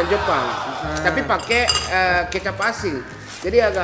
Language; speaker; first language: Indonesian; non-native, fluent; Japanese